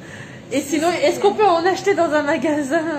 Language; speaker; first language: French; native; French